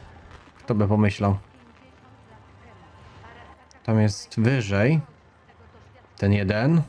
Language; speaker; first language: Polish; native; Polish